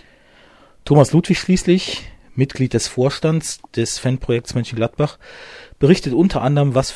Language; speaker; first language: German; native; German